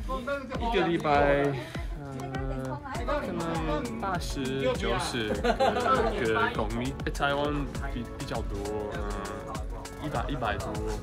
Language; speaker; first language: Chinese; non-native, fluent; English